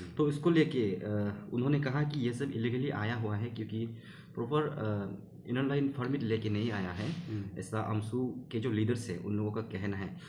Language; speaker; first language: Hindi; non-native, local second language; Adi